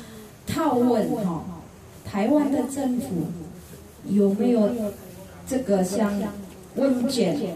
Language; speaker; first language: Chinese; non-native, learner; Indonesian